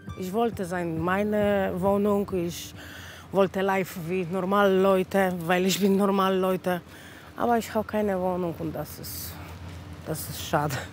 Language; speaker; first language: German; non-native, learner; Polish